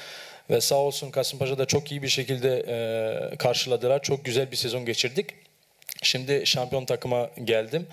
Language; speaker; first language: Turkish; early bilingual, heritage; Turkish